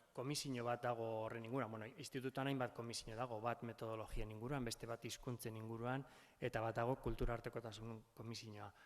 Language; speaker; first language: Basque; native; Basque